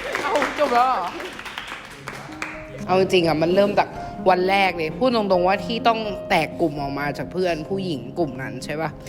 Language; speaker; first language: Thai; native; Thai